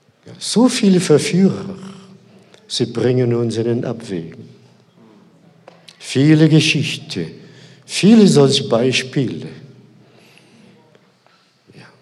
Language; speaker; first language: German; non-native, fluent; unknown